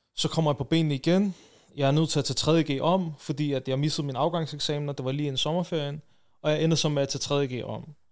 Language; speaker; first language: Danish; early bilingual, other home language; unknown